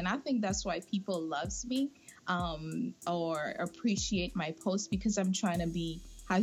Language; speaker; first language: English; non-native, fluent; Haitian Creole